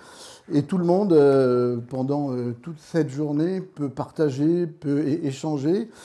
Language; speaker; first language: French; native; French